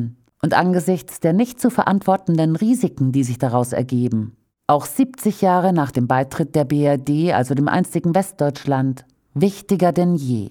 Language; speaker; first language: German; native; German